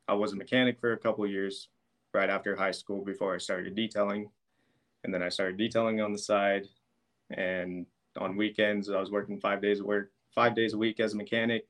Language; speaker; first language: English; native; English